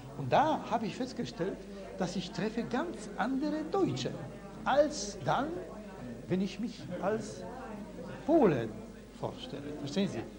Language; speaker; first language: German; non-native, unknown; Polish